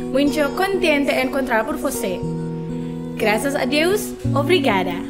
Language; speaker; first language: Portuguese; non-native, learner; Indonesian